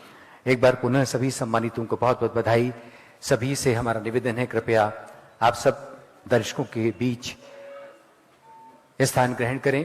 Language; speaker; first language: Hindi; native; Hindi